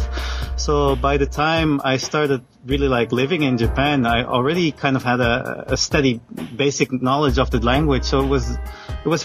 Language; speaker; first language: English; non-native, fluent; Dutch